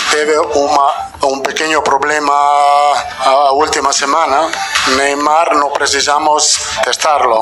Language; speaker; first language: Portuguese; non-native, learner; Italian